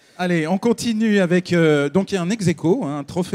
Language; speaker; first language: French; native; French